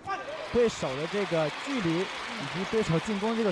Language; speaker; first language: Chinese; native; Chinese